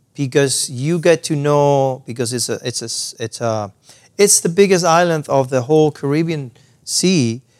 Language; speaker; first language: English; non-native, fluent; Spanish